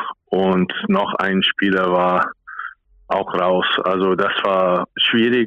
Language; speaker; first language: German; non-native, fluent; English